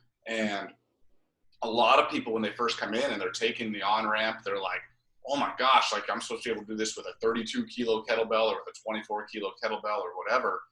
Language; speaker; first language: English; native; English